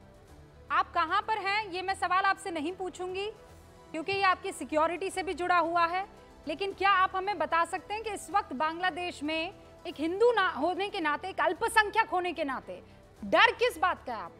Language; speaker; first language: Hindi; native; Hindi